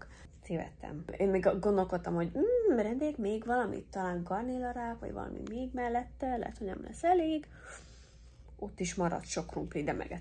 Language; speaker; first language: Hungarian; early bilingual, heritage; English